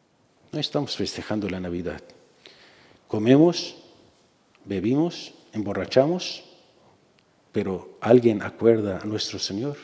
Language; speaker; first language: Spanish; non-native, fluent; Syriac